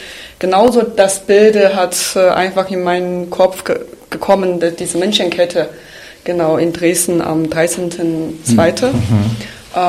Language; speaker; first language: German; non-native, fluent; Chinese